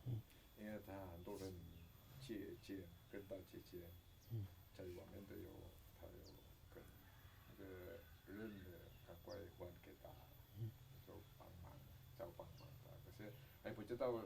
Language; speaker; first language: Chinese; non-native, learner; Indonesian